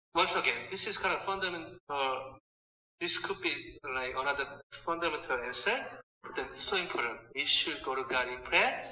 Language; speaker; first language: English; non-native, fluent; Korean